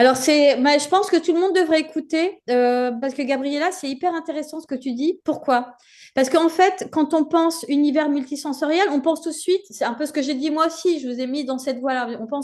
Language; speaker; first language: French; native; French